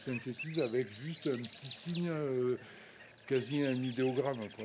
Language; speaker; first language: French; native; French